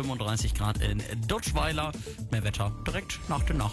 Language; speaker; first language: German; native; German